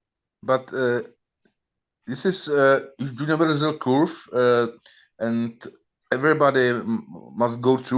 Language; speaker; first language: English; non-native, learner; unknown